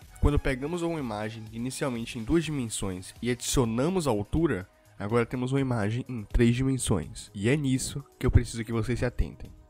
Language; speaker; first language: Portuguese; native; Portuguese